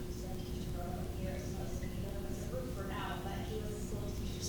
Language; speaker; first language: English; early bilingual, other home language; Italian